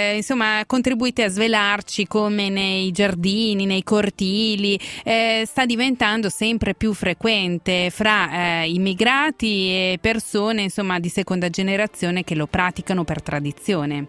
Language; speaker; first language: Italian; native; Italian